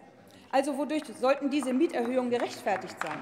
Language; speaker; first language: German; native; German